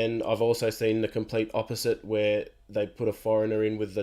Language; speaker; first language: English; native; English